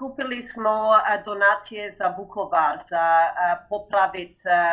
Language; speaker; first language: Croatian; early bilingual, heritage; Croatian